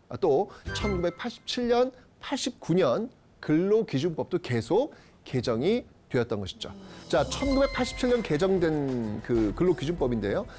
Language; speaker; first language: Korean; native; Korean